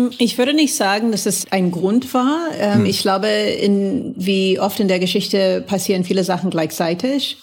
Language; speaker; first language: German; non-native, fluent; English